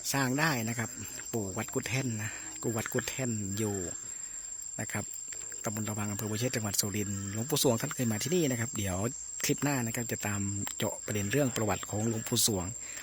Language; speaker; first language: Thai; native; Thai